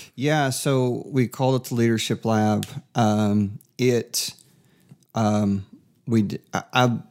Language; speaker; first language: English; native; English